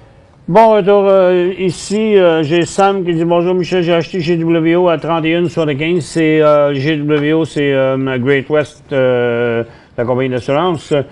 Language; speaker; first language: French; native; French